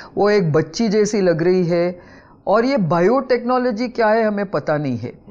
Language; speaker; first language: Hindi; non-native, local second language; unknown